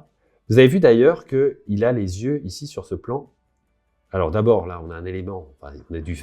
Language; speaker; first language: French; native; French